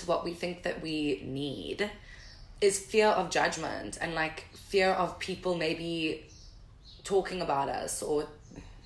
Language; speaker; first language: English; native; English